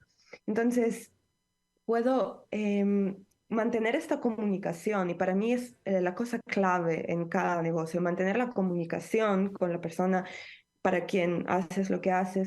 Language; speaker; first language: Spanish; non-native, fluent; Ukrainian